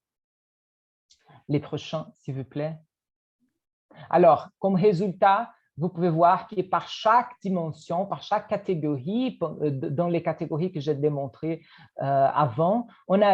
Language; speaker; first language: French; non-native, fluent; Portuguese